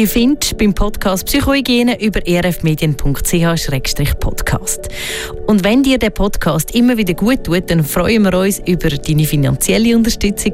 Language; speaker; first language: German; native; German